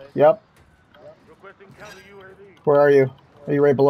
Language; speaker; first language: English; native; English